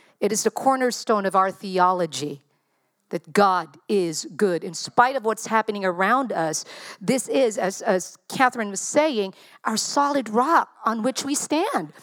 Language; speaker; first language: English; non-native, local second language; Filipino